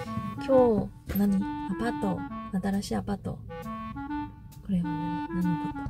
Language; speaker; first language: Japanese; non-native, learner; Chinese